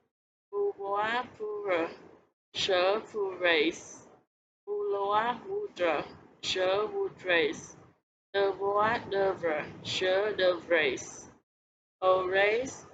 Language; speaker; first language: French; non-native, learner; Khmer